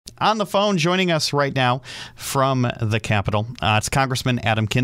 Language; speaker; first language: English; native; English